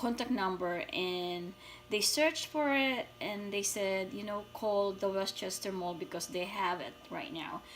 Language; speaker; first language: English; non-native, fluent; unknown